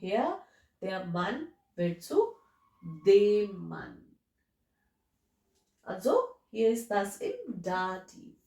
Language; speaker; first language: German; non-native, fluent; English